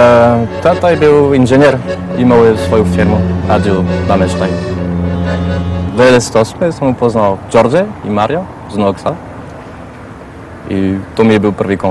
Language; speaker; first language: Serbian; non-native, fluent; French